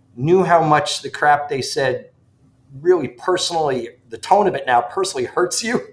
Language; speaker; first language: English; native; English